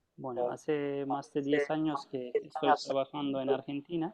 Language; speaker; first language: Spanish; non-native, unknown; Turkish